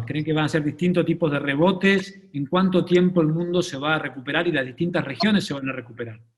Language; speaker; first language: Spanish; native; Spanish